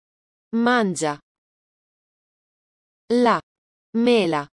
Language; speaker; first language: Italian; non-native, learner; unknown